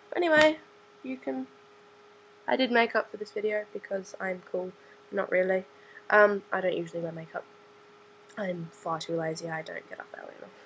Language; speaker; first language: English; native; English